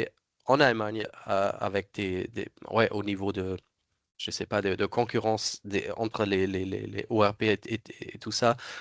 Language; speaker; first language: French; non-native, fluent; German